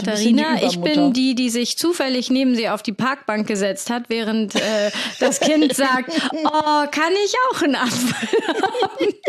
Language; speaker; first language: German; native; German